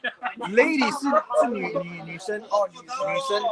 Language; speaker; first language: Chinese; early bilingual, heritage; Chinese